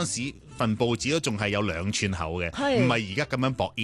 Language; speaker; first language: Cantonese; native; Cantonese